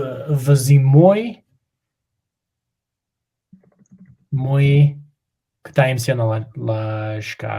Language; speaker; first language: Russian; non-native, learner; English